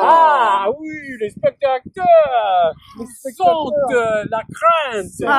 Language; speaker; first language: French; non-native, learner; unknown